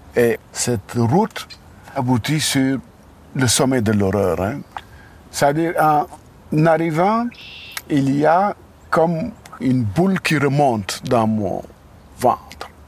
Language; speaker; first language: French; non-native, local second language; Wolof